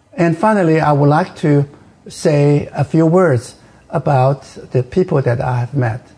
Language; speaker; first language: English; non-native, fluent; Chinese